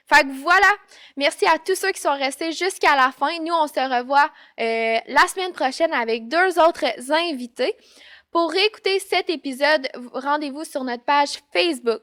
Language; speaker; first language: French; native; French